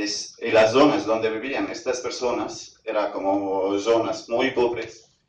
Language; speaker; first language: Spanish; non-native, fluent; Arabic